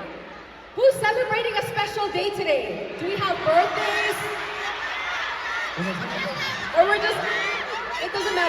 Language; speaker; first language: English; non-native, local second language; Filipino